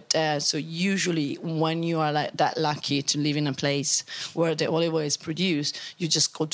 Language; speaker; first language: English; non-native, fluent; Italian